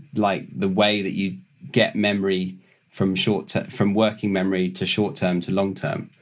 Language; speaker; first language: English; native; English